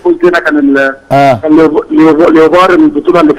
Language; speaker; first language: Arabic; native; Arabic